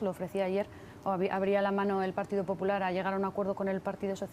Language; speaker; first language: Spanish; native; Spanish